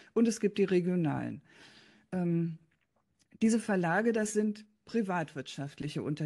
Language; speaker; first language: German; native; German